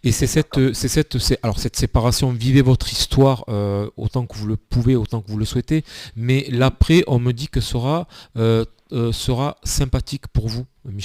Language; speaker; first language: French; native; French